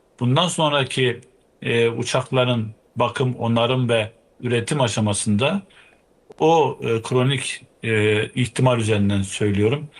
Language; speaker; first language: Turkish; native; Turkish